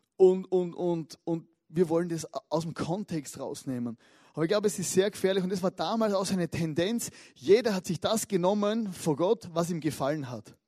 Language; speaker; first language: German; native; German